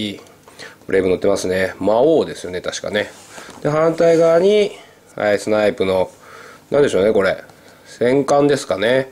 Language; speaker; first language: Japanese; native; Japanese